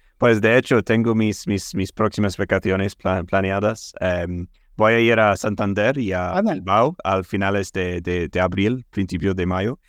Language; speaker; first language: Spanish; non-native, fluent; English